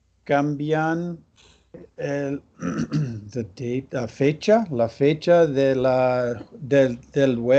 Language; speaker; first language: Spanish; non-native, learner; English